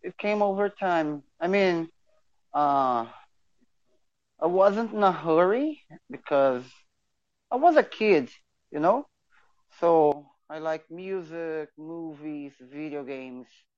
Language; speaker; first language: English; non-native, fluent; Portuguese